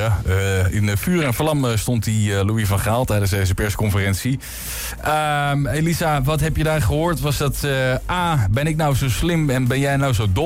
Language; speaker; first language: Dutch; native; Dutch